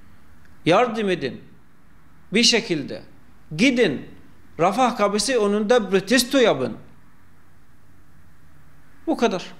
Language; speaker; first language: Turkish; non-native, fluent; Arabic